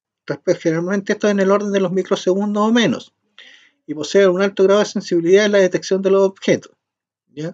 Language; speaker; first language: Spanish; native; Spanish